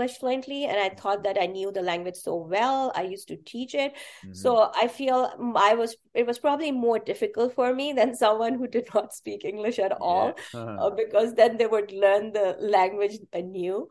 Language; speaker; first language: English; non-native, local second language; Urdu